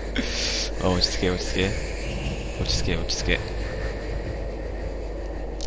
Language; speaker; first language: Japanese; native; Japanese